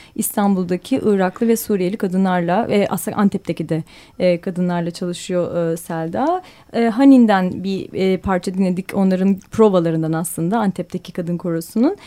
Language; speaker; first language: Turkish; native; Turkish